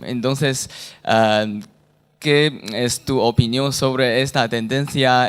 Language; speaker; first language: Spanish; non-native, fluent; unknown